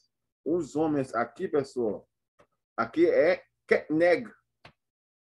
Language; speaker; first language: French; non-native, local second language; Haitian Creole